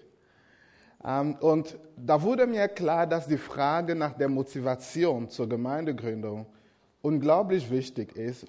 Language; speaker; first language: German; non-native, fluent; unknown